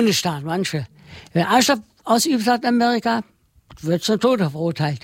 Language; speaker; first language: German; non-native, learner; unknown